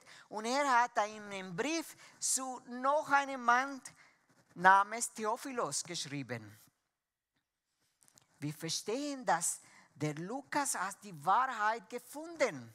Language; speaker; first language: German; non-native, fluent; Spanish